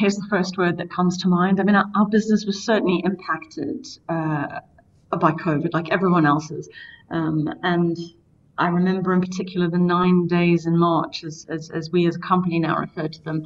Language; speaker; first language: English; native; English